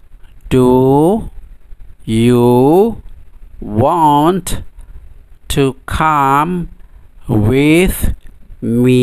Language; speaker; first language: English; non-native, fluent; Indonesian